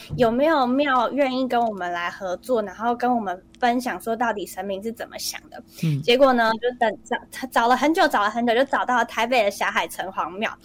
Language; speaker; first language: Chinese; native; Chinese